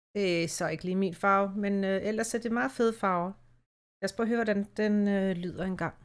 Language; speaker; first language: Danish; native; Danish